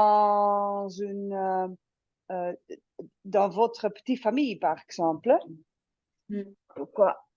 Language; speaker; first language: French; non-native, fluent; Dutch